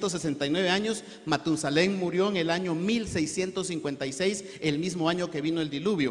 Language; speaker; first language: Spanish; native; Spanish